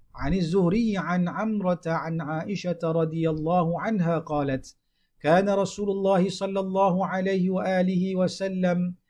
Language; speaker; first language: Arabic; non-native, fluent; Malay